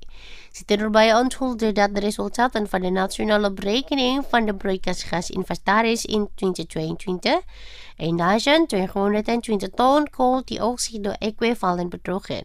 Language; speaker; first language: Dutch; non-native, fluent; Indonesian